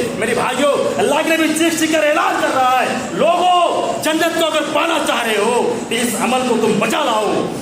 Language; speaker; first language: Urdu; native; Urdu